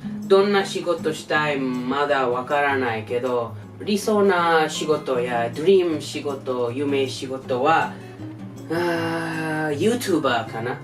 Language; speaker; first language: Japanese; non-native, learner; English